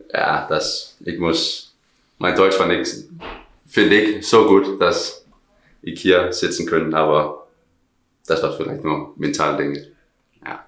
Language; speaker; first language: German; non-native, learner; Danish